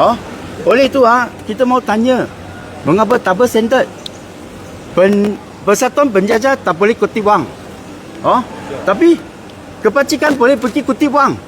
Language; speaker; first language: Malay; non-native, local second language; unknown